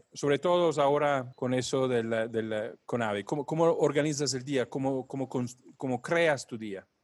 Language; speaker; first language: Spanish; non-native, fluent; Italian